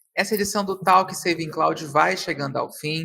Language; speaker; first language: Portuguese; native; Portuguese